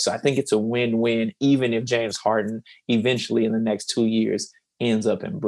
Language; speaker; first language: English; native; English